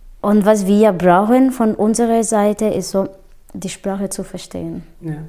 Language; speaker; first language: German; non-native, fluent; Kinyarwanda